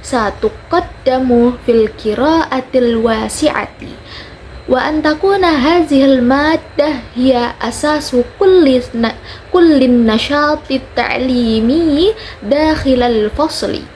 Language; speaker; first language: Arabic; non-native, learner; Indonesian